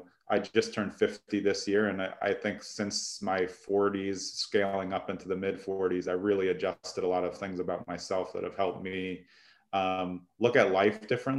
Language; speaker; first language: English; native; English